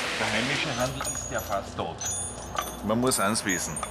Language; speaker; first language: German; native; German